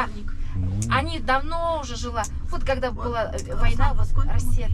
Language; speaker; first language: Russian; non-native, local second language; Kazakh